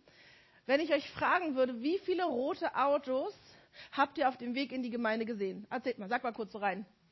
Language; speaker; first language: German; native; German